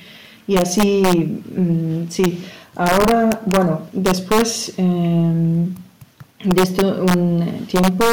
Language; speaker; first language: Spanish; non-native, learner; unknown